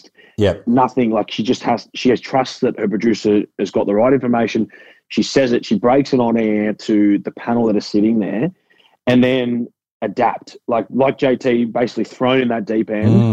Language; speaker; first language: English; native; English